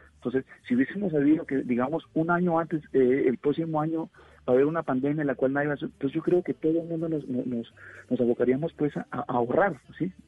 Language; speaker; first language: Spanish; native; Spanish